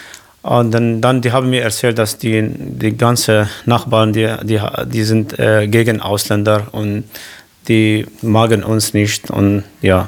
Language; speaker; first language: German; non-native, learner; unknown